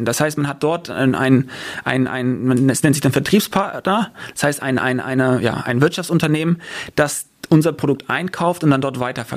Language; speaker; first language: German; native; German